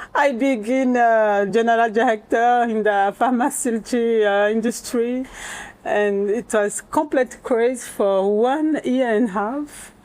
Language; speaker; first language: English; non-native, learner; Portuguese